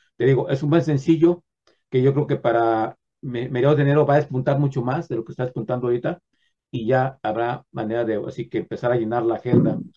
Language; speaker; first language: Spanish; native; Spanish